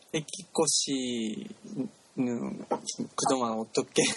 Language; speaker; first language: Korean; non-native, learner; Japanese